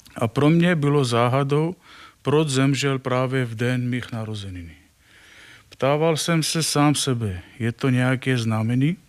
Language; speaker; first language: Czech; non-native, fluent; Armenian